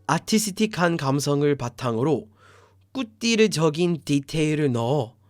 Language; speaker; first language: Korean; non-native, fluent; English